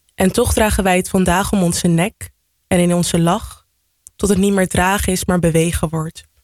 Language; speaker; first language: Dutch; early bilingual, other home language; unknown